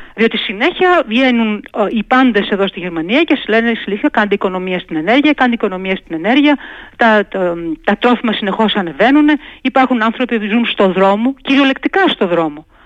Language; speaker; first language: Greek; native; Greek